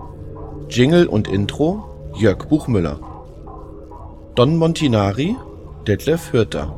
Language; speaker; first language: German; native; German